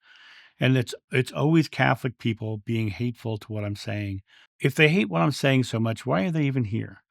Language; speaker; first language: English; native; English